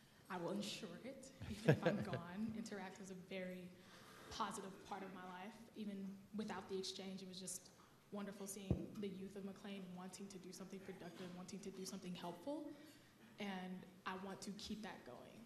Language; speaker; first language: English; native; English